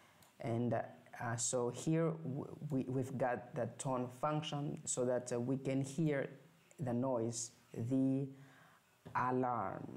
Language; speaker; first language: English; non-native, fluent; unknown